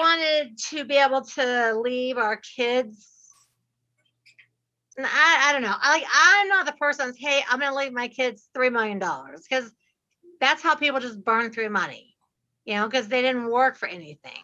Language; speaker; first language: English; native; English